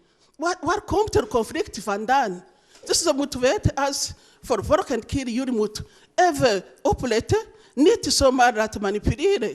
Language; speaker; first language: Dutch; non-native, learner; Rundi